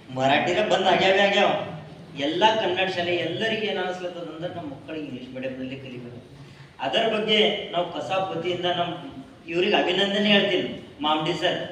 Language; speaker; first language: Kannada; non-native, local second language; Marathi